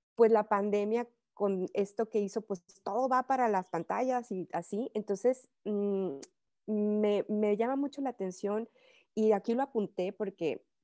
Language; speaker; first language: Spanish; native; Spanish